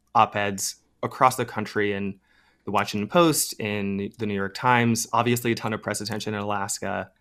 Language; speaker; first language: English; native; English